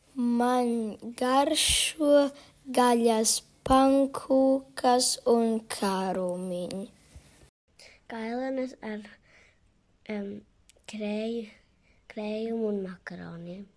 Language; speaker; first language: Latvian; early bilingual, heritage; Latvian